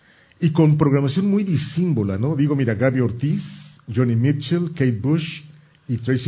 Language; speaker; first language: Spanish; native; Spanish